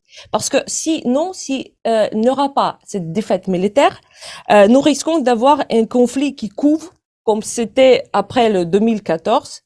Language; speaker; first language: French; non-native, fluent; Ukrainian